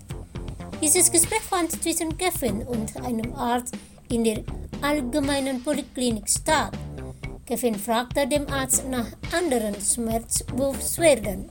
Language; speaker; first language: German; non-native, fluent; Indonesian